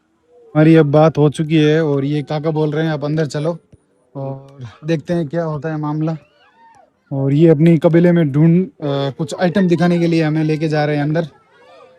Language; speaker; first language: Hindi; native; Hindi